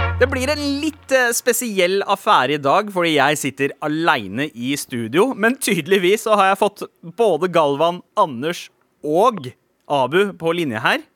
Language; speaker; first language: Norwegian; early bilingual, other home language; Punjabi